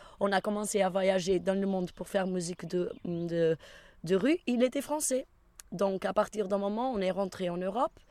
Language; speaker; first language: French; non-native, fluent; Portuguese